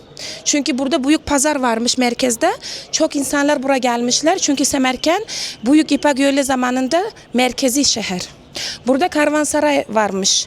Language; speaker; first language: Turkish; non-native, learner; Uzbek